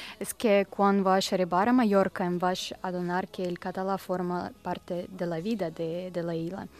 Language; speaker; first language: Catalan; non-native, learner; Russian